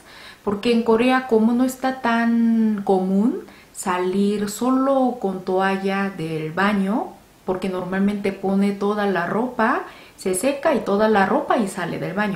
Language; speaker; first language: Spanish; non-native, fluent; Korean